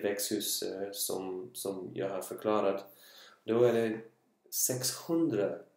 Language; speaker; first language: Swedish; non-native, learner; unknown